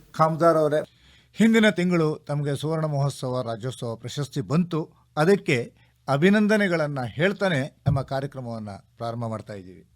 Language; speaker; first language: Kannada; native; Kannada